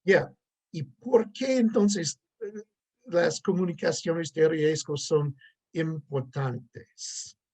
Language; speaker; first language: Spanish; non-native, fluent; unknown